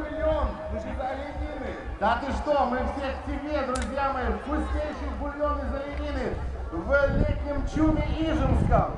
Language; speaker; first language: Russian; native; Russian